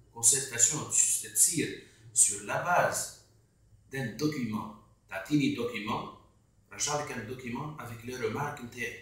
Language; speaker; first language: French; non-native, local second language; Arabic